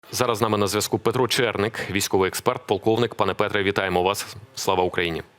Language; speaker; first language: Ukrainian; native; Ukrainian